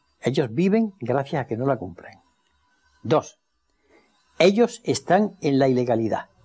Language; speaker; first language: Spanish; native; Spanish